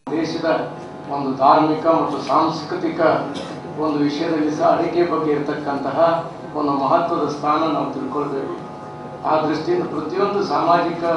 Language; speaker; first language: Kannada; native; Kannada